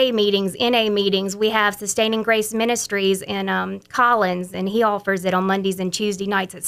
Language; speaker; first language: English; native; English